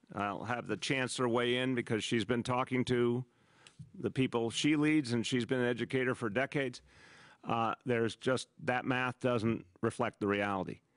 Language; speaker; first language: English; native; English